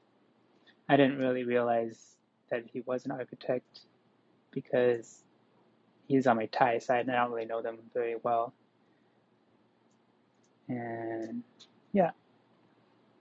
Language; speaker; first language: English; native; English